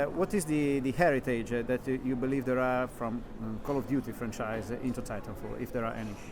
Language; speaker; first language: English; non-native, fluent; Italian